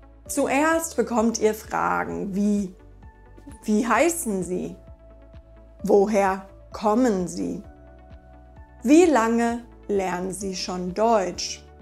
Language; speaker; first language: German; non-native, fluent; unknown